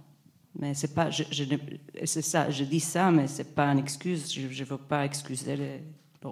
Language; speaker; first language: French; non-native, fluent; Hebrew